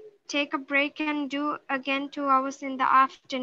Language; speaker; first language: English; non-native, learner; Sinhala